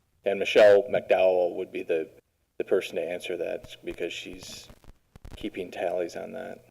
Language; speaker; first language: English; native; English